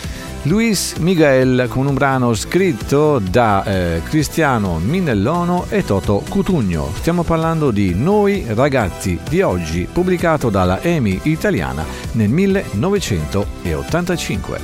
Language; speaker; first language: Italian; native; Italian